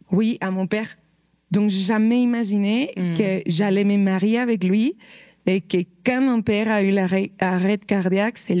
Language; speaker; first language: French; non-native, fluent; Spanish